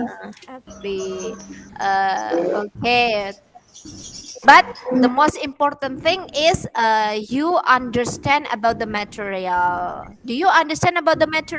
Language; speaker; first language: English; non-native, fluent; Indonesian